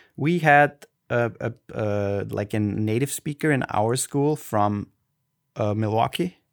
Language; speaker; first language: English; non-native, fluent; German